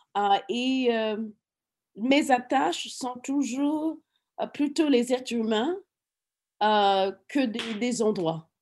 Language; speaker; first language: French; non-native, fluent; English